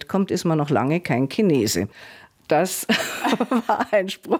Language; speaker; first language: German; native; German